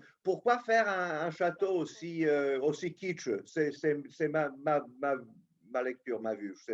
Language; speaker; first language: French; non-native, local second language; Serbian